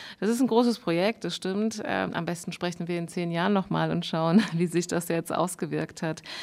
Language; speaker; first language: German; early bilingual, other home language; Urdu